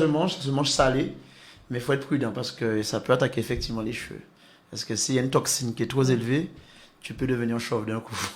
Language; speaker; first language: French; native; French